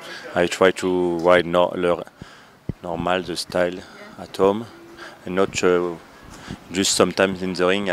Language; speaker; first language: English; non-native, learner; French